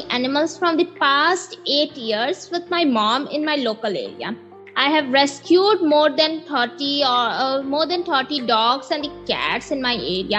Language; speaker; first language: English; non-native, local second language; Hindi